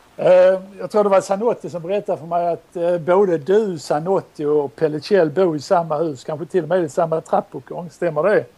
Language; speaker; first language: Swedish; native; Swedish